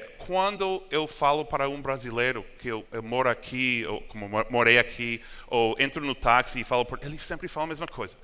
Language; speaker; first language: Portuguese; non-native, fluent; English